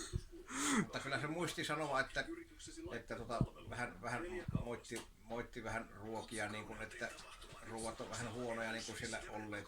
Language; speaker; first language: Finnish; native; Finnish